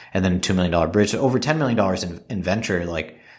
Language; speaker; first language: English; native; English